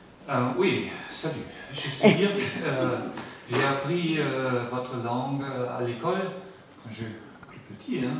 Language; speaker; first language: French; non-native, learner; German